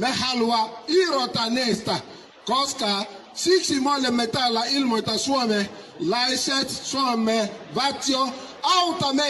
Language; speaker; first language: Finnish; non-native, learner; Igbo